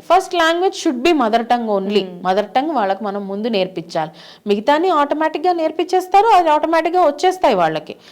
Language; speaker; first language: Telugu; native; Telugu